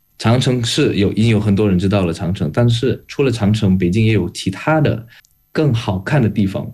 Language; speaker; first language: Chinese; non-native, fluent; Indonesian